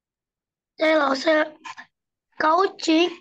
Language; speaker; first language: Chinese; non-native, learner; Indonesian